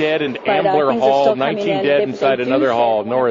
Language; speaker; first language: English; native; English